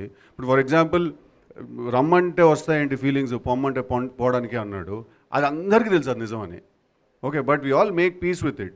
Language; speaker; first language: Telugu; native; Telugu